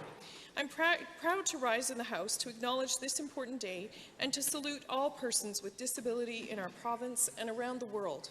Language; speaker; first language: English; native; English